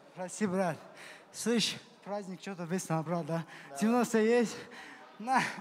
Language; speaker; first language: Russian; non-native, local second language; Azerbaijani